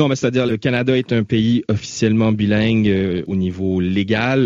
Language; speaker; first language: French; native; French